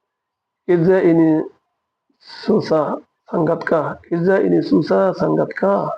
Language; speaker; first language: Indonesian; non-native, fluent; Bangla